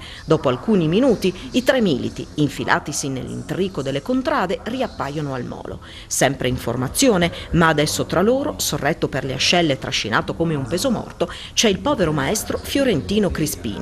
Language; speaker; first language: Italian; native; Italian